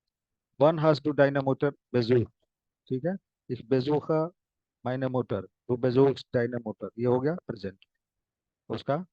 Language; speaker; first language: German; non-native, fluent; Hindi